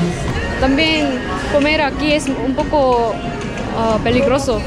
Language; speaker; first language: Spanish; non-native, learner; Korean